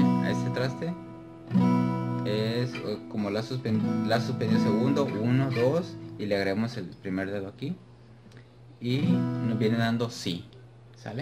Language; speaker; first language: Spanish; native; Spanish